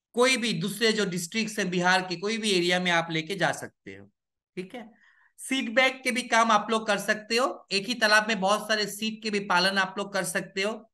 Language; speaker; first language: Hindi; non-native, local second language; Bangla